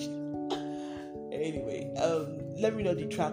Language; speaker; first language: English; non-native, local second language; Igbo